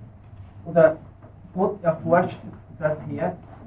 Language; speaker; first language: German; native; German